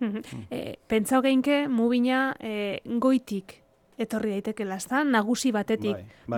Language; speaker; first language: Basque; native; Basque